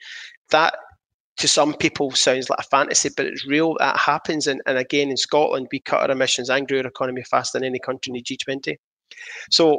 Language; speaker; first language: English; native; English